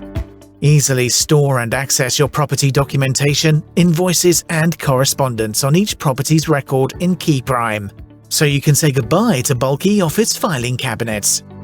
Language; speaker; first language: English; native; English